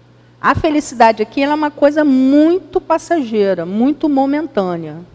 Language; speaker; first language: Portuguese; native; Portuguese